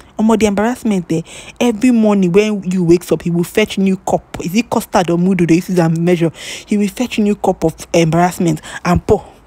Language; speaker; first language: English; native; English